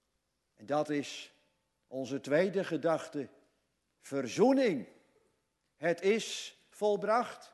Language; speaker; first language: Dutch; native; Dutch